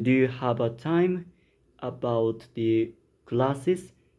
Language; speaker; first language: English; non-native, learner; Japanese